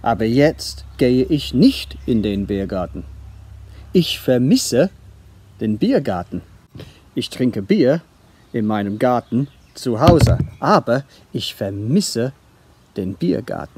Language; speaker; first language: German; non-native, fluent; English